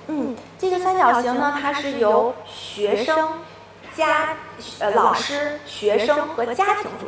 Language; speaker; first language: Chinese; native; Chinese